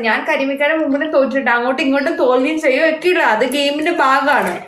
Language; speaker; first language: Malayalam; native; Malayalam